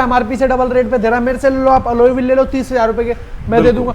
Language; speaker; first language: Hindi; native; Hindi